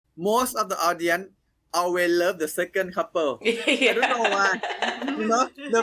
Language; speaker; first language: English; non-native, learner; Thai